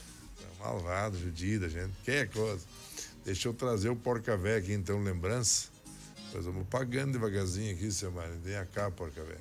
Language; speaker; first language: Portuguese; native; Portuguese